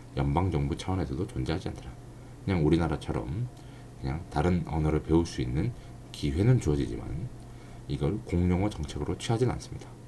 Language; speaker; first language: Korean; native; Korean